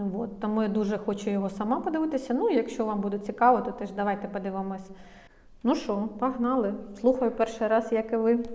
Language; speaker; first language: Ukrainian; non-native, local second language; Russian